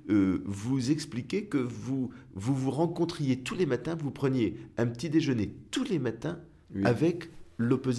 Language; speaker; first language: French; native; French